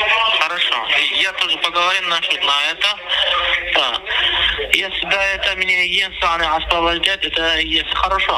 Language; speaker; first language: Russian; non-native, local second language; Turkmen